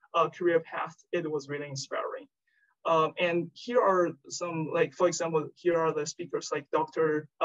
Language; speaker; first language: English; non-native, fluent; Chinese